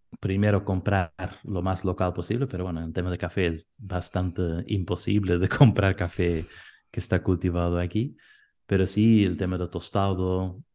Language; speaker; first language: Spanish; non-native, fluent; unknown